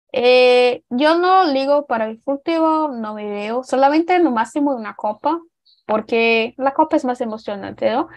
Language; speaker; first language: Spanish; non-native, learner; Portuguese